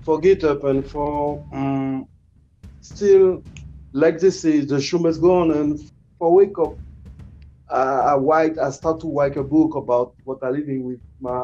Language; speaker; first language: English; non-native, learner; French